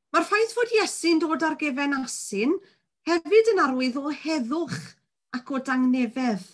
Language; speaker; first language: Welsh; native; Welsh